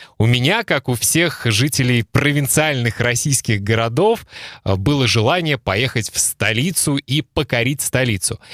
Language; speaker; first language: Russian; native; Russian